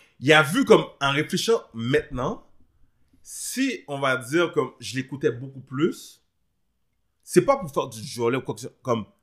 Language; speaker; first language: French; early bilingual, other home language; Haitian Creole